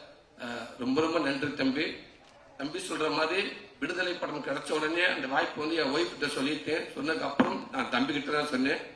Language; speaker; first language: Tamil; native; Tamil